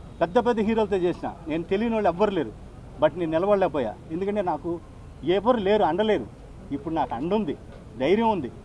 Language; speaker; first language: Telugu; native; Telugu